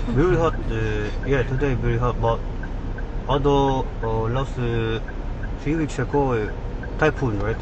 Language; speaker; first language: English; non-native, local second language; Filipino